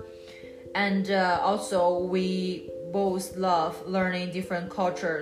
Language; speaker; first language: English; non-native, learner; Chinese